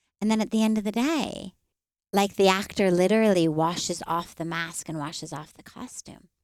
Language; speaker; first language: English; native; English